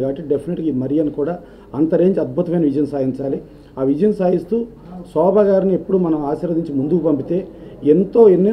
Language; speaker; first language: Telugu; native; Telugu